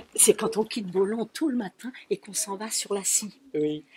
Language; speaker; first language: French; native; French